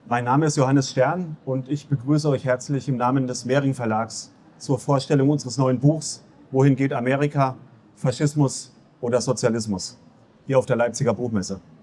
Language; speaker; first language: German; native; German